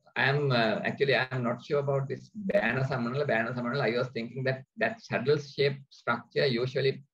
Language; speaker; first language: English; non-native, local second language; Sinhala